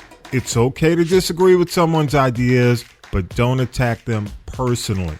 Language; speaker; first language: English; native; English